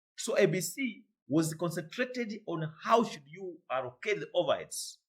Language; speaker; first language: English; non-native, local second language; Swahili